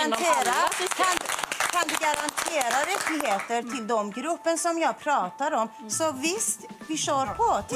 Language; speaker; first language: Swedish; non-native, fluent; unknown